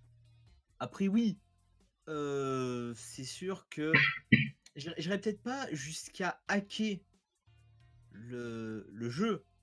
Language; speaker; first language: French; native; French